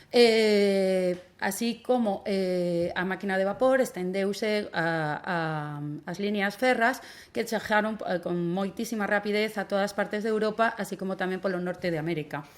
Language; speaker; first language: Galician; non-native, local second language; Spanish